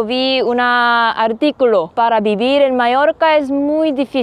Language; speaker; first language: Spanish; non-native, learner; Korean